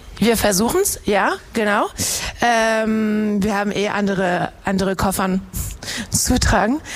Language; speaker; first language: German; non-native, fluent; French